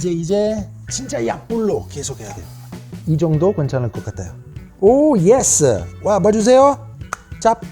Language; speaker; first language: Korean; non-native, learner; Italian